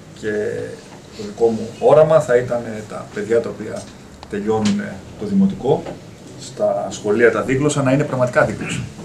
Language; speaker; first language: Greek; native; Greek